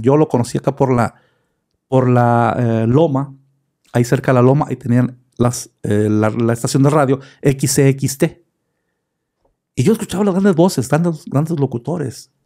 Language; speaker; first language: Spanish; native; Spanish